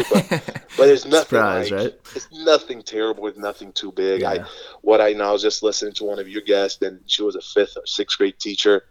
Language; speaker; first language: English; non-native, fluent; Portuguese